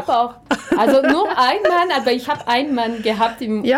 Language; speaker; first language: German; non-native, fluent; French